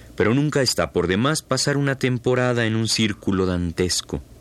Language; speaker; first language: Spanish; native; Spanish